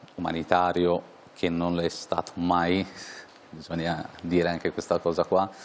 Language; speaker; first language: Italian; non-native, fluent; Arabic